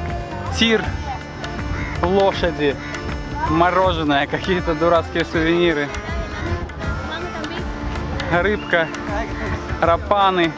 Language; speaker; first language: Russian; native; Russian